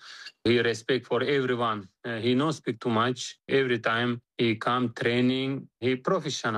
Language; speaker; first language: English; non-native, learner; Uzbek